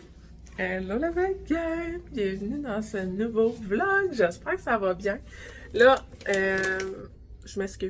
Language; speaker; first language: French; native; French